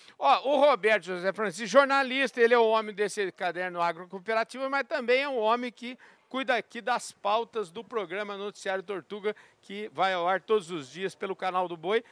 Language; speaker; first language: Portuguese; native; Portuguese